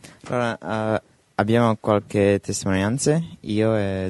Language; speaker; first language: Italian; non-native, learner; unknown